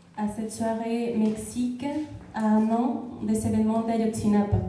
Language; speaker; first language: French; non-native, fluent; Spanish